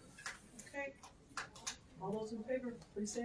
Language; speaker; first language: English; native; English